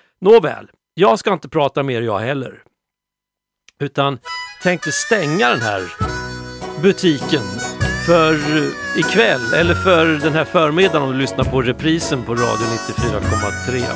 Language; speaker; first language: Swedish; native; Swedish